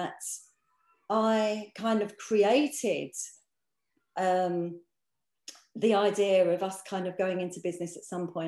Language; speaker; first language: English; native; English